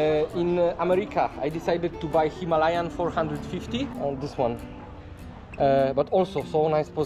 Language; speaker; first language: English; non-native, fluent; Polish